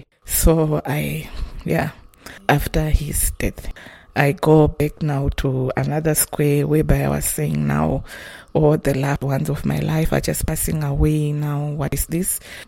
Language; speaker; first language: English; non-native, local second language; Shona